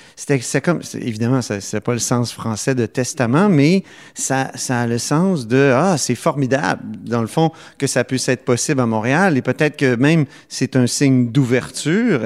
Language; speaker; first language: French; native; French